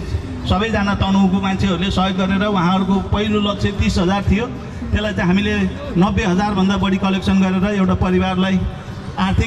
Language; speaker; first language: Nepali; native; Nepali